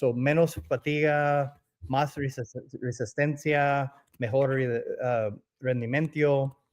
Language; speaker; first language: Spanish; early bilingual, other home language; English